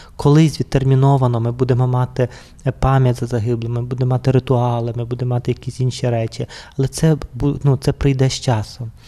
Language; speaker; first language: Ukrainian; native; Ukrainian